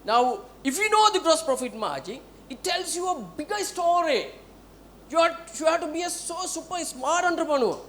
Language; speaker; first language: English; non-native, local second language; Sinhala